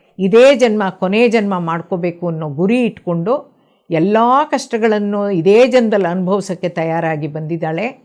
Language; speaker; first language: Kannada; non-native, local second language; Telugu